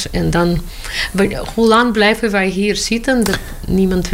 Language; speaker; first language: Dutch; non-native, learner; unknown